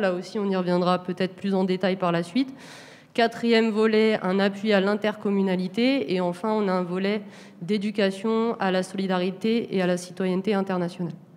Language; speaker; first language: French; native; French